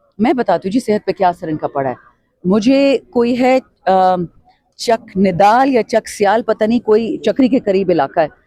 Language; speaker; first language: Urdu; non-native, local second language; Pashto